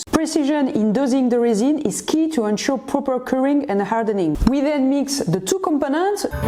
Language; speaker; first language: English; non-native, fluent; French